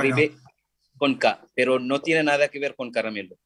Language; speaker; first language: Spanish; non-native, fluent; Sinhala